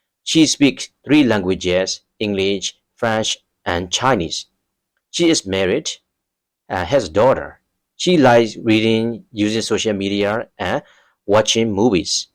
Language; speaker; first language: English; non-native, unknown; Burmese